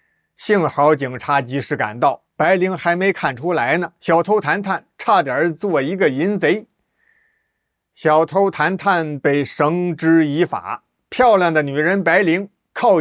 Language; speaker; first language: Chinese; native; Chinese